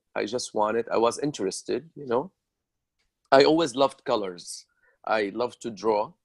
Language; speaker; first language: English; non-native, fluent; Arabic